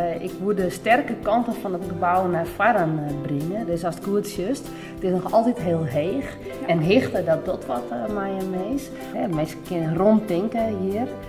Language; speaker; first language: Dutch; non-native, local second language; Western Frisian